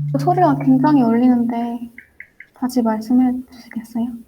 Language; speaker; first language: Korean; native; Korean